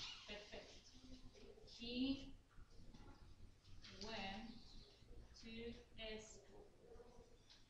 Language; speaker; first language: English; non-native, fluent; Spanish